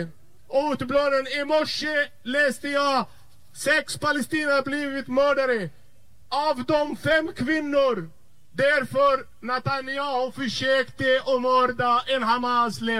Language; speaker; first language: Swedish; non-native, fluent; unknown